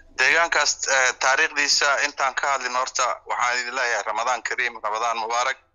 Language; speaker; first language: Somali; non-native, local second language; Swahili